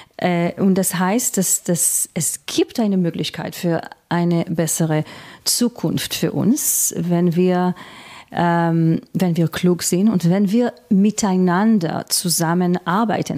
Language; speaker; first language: German; non-native, fluent; Hebrew